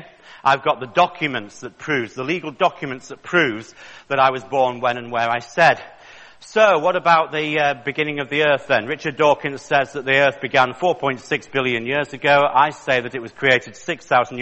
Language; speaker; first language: English; native; English